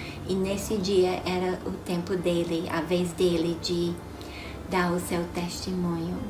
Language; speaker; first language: Portuguese; non-native, fluent; English